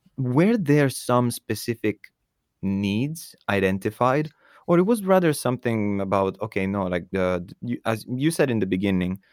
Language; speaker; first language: English; non-native, fluent; Italian